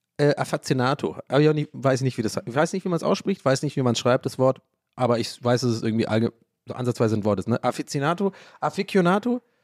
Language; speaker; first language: German; early bilingual, other home language; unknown